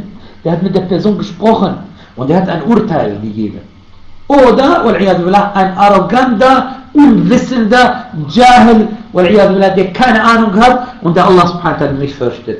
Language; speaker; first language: German; non-native, fluent; Arabic